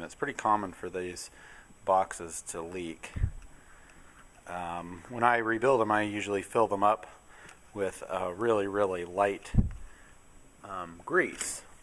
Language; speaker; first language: English; native; English